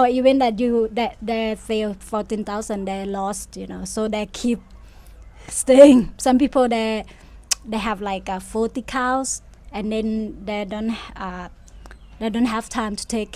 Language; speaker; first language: English; non-native, fluent; Thai